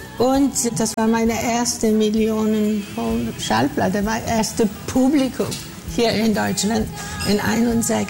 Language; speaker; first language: German; non-native, fluent; Greek